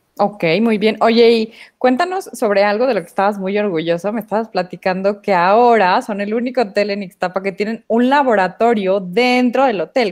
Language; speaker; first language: Spanish; native; Spanish